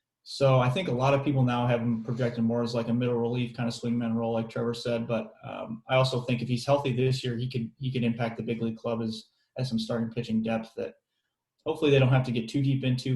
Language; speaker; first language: English; native; English